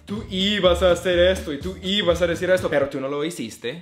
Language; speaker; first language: Spanish; non-native, fluent; English